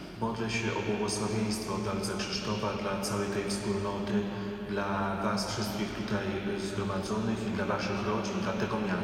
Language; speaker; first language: Polish; native; Polish